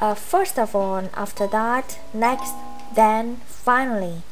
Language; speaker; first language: English; non-native, fluent; Vietnamese